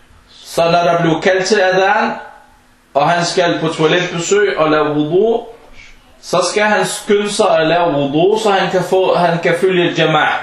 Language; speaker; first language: Danish; non-native, fluent; Arabic